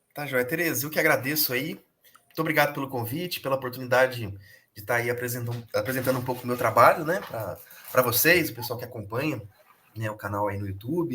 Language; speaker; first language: Portuguese; native; Portuguese